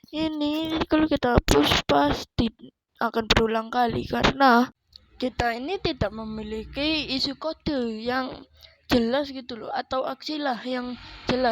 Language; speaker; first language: Indonesian; native; Indonesian